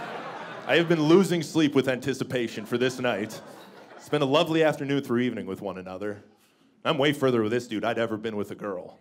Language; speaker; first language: English; native; English